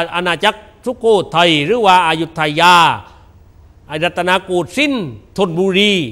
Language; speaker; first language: Thai; native; Thai